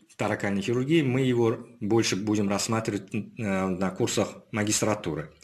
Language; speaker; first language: Russian; non-native, local second language; Uzbek